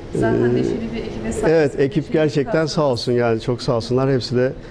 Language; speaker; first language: Turkish; native; Turkish